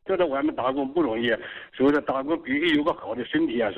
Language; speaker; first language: Chinese; native; Chinese